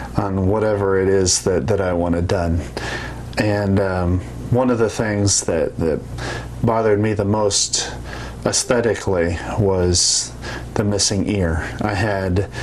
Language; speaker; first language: English; native; English